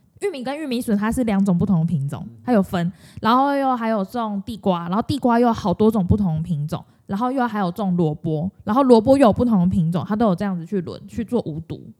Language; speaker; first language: Chinese; native; Chinese